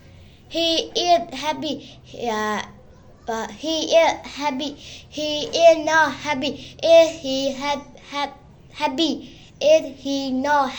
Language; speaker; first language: English; non-native, learner; Burmese